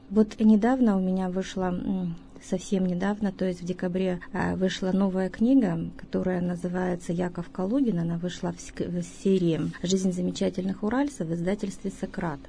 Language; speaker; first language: Russian; native; Russian